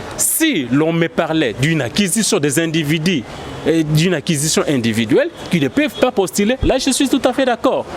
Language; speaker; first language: French; non-native, local second language; Lingala